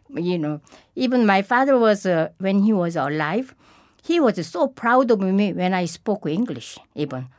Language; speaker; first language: English; non-native, fluent; Korean